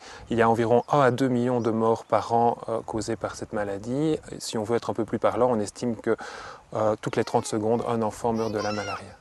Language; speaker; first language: French; native; French